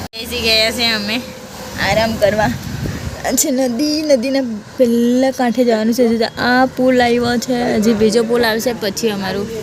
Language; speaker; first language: Gujarati; non-native, local second language; Kukna